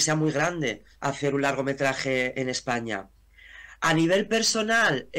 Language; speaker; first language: Spanish; native; Spanish